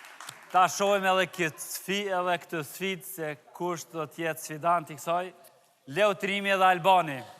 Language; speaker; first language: Albanian; native; Albanian